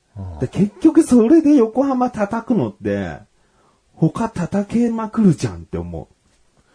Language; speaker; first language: Japanese; native; Japanese